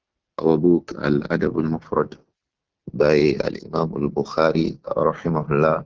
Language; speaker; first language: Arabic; non-native, fluent; Yoruba